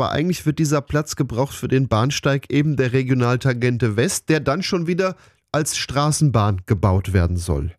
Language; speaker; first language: German; native; German